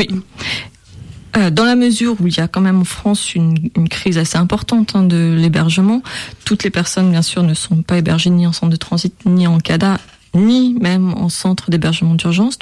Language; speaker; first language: French; native; French